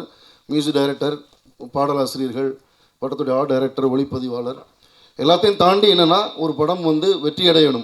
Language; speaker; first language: Tamil; native; Tamil